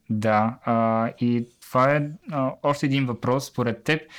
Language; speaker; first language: Bulgarian; native; Bulgarian